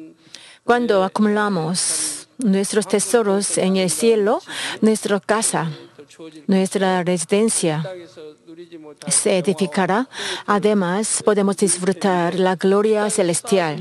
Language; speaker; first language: Spanish; non-native, learner; Korean